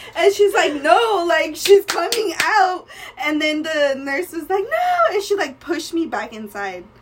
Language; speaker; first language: English; early bilingual, other home language; Spanish